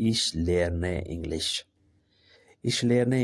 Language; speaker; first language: German; non-native, fluent; Urdu